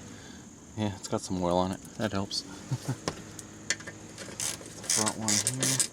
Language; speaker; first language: English; native; English